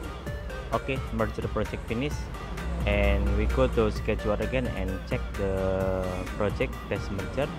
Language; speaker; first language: English; non-native, learner; Indonesian